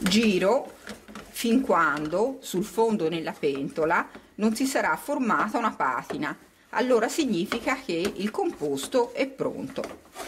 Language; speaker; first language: Italian; native; Italian